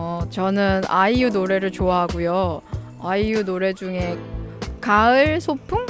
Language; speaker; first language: Korean; native; Korean